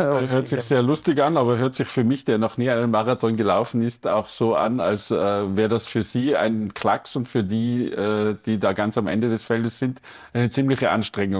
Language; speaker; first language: German; native; German